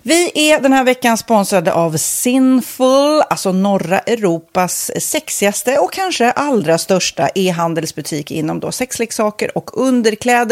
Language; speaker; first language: Swedish; native; Swedish